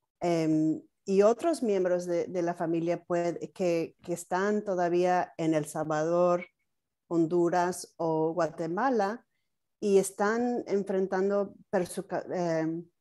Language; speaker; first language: Spanish; non-native, fluent; English